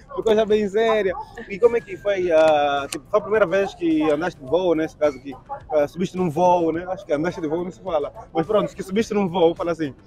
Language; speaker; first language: Portuguese; native; Portuguese